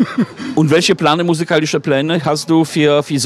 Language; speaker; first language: German; non-native, fluent; Polish